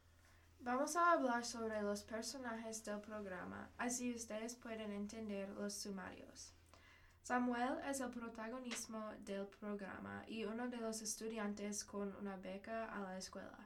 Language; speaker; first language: Spanish; non-native, learner; English